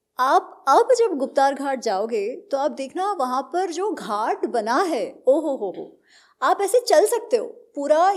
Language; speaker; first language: Hindi; non-native, local second language; Gujarati